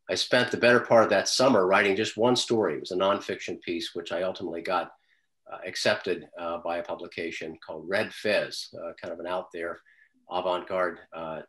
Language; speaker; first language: English; native; English